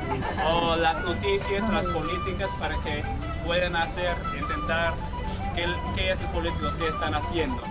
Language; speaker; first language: Spanish; non-native, learner; English